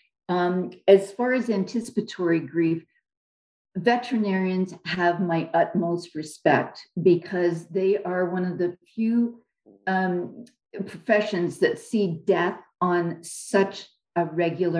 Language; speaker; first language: English; native; English